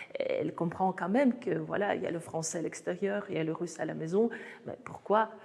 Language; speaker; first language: French; non-native, fluent; Russian